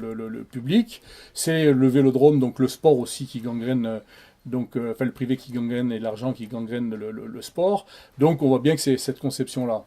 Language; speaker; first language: French; native; French